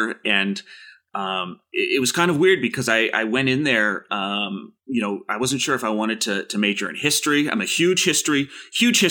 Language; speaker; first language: English; native; English